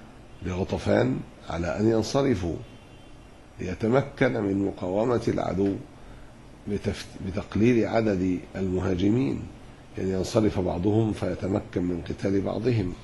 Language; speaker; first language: Arabic; native; Arabic